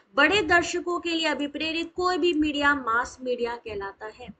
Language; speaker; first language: Hindi; native; Hindi